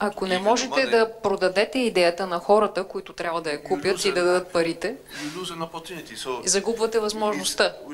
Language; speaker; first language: Bulgarian; native; Bulgarian